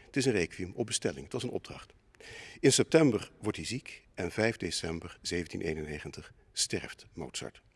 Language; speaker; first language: Dutch; native; Dutch